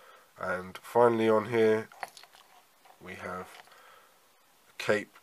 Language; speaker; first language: English; native; English